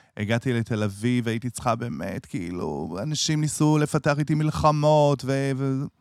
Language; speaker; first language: Hebrew; native; Hebrew